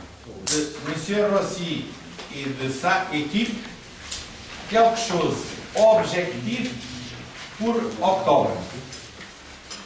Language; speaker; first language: French; non-native, learner; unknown